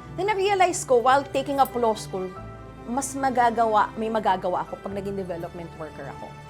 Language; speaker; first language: Filipino; native; Filipino